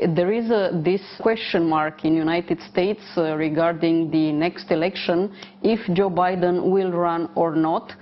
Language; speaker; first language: English; non-native, fluent; Romanian